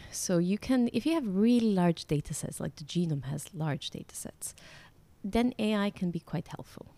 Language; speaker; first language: English; non-native, fluent; Croatian